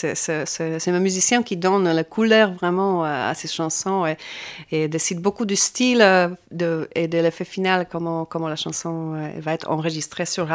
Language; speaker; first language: French; non-native, fluent; Polish